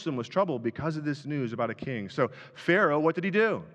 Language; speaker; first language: English; native; English